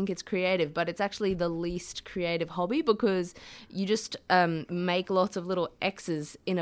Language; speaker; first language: English; native; English